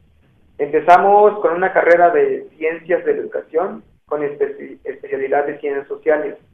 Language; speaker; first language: Spanish; non-native, local second language; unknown